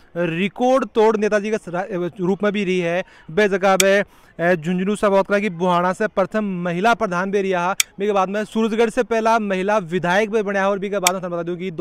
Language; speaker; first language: Hindi; native; Hindi